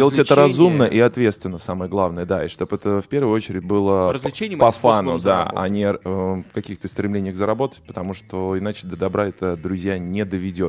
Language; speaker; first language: Russian; native; Russian